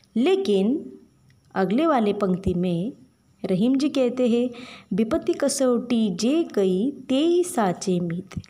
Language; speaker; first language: Hindi; non-native, local second language; Marathi